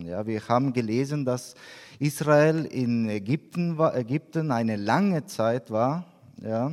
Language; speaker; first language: German; non-native, learner; Spanish